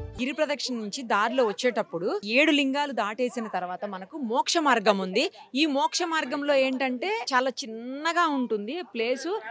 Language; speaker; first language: Telugu; native; Telugu